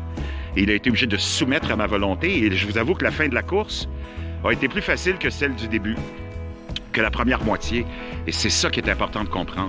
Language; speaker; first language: French; native; French